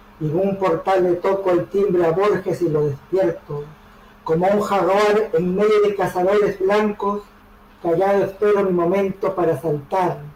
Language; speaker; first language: Spanish; native; Spanish